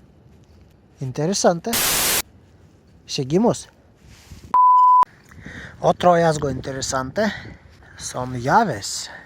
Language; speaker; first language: Spanish; non-native, learner; Russian